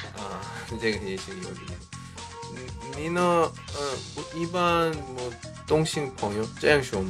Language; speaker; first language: Chinese; non-native, learner; Korean